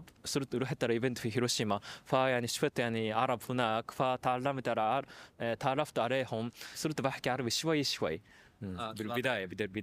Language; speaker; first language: Arabic; non-native, fluent; Japanese